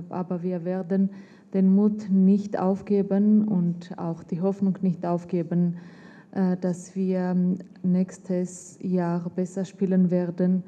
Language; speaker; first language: German; non-native, fluent; Armenian